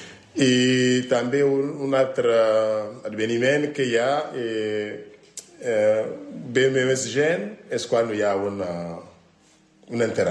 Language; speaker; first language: Catalan; non-native, learner; French